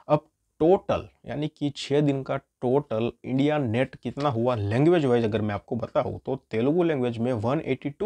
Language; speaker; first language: Hindi; non-native, local second language; Gujarati